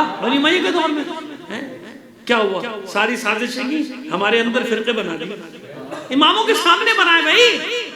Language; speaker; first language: Urdu; native; Urdu